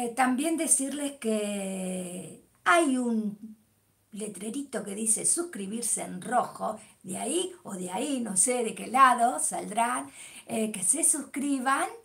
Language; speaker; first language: Spanish; native; Spanish